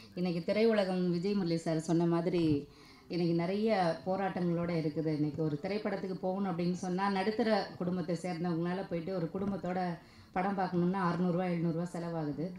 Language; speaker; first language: Tamil; native; Tamil